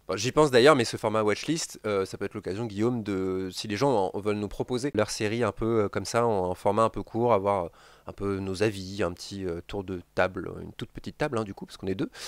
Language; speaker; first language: French; native; French